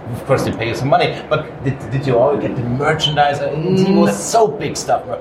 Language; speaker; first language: English; non-native, fluent; German